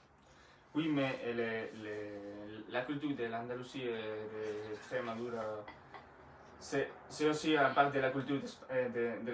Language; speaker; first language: French; non-native, learner; Spanish